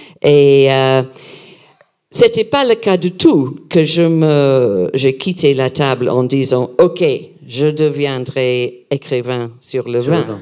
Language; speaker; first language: French; non-native, learner; English